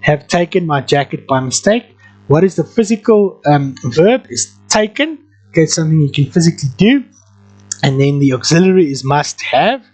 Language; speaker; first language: English; non-native, local second language; Afrikaans